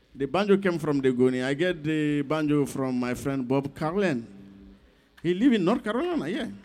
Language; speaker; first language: English; non-native, learner; Bambara